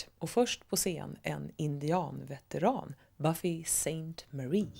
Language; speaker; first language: Swedish; native; Swedish